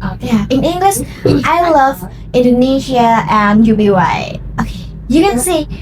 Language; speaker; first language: English; non-native, learner; Indonesian